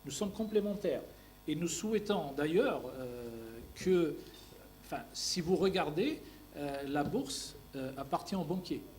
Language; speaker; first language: French; non-native, local second language; Arabic